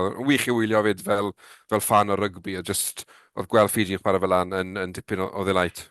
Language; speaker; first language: Welsh; native; Welsh